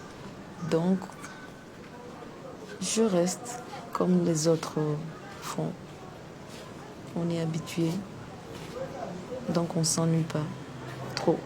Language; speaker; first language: French; non-native, local second language; Comorian